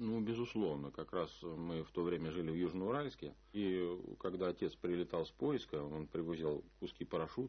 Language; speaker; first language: Russian; native; Russian